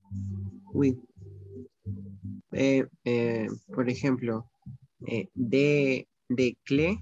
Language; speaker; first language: Spanish; non-native, learner; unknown